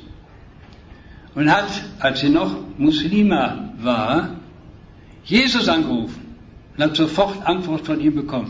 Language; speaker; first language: German; native; German